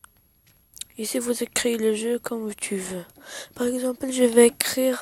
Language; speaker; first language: French; non-native, learner; Arabic